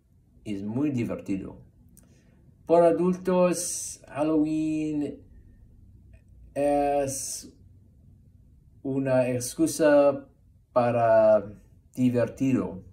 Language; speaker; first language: Spanish; non-native, learner; English